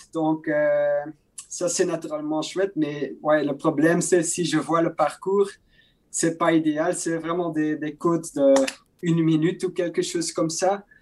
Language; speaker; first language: French; non-native, local second language; Dutch